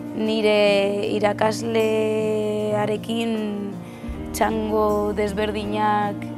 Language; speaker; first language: Basque; non-native, local second language; Spanish